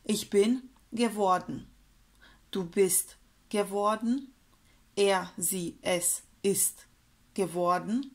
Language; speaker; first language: German; non-native, fluent; Romanian